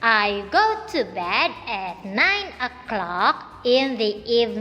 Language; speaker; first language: English; non-native, fluent; Indonesian